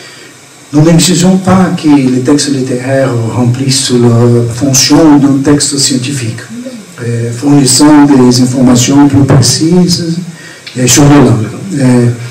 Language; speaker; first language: French; non-native, fluent; Portuguese